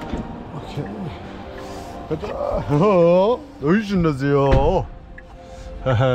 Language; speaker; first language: Korean; early bilingual, heritage; English